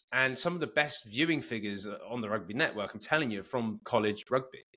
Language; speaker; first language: English; native; English